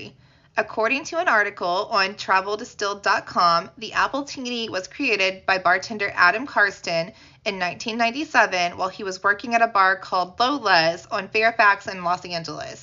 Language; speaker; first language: English; native; English